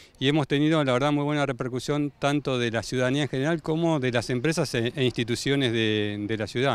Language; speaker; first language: Spanish; native; Spanish